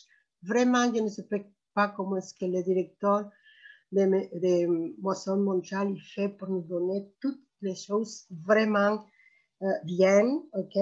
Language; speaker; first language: French; non-native, fluent; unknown